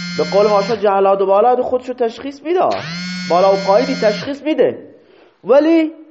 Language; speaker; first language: Persian; non-native, local second language; Baluchi